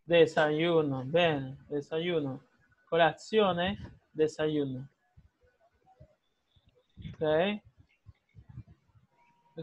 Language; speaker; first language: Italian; non-native, fluent; Spanish